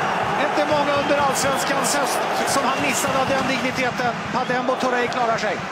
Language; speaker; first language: Swedish; native; Swedish